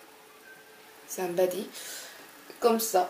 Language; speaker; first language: French; non-native, fluent; Korean